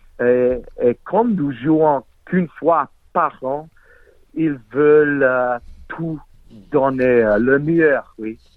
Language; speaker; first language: French; non-native, learner; English